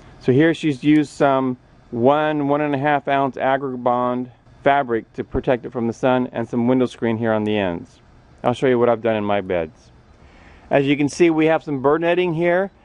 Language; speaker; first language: English; native; English